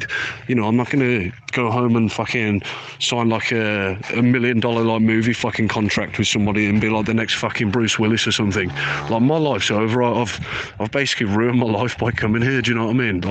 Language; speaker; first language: English; native; English